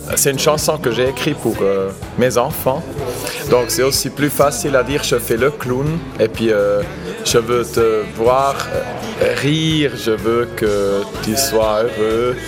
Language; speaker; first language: French; non-native, local second language; Swiss German